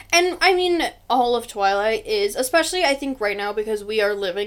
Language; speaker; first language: English; native; English